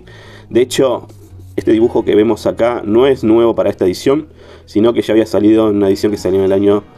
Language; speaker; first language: Spanish; native; Spanish